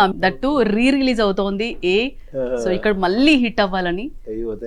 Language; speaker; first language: Telugu; native; Telugu